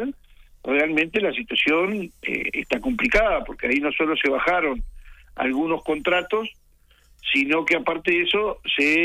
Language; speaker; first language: Spanish; native; Spanish